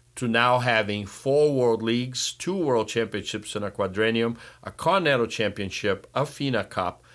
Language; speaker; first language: English; non-native, fluent; Portuguese